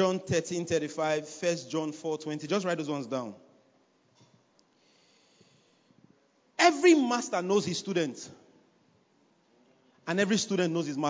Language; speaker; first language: English; non-native, local second language; Yoruba